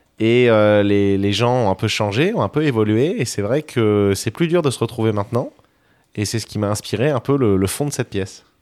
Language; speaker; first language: French; native; French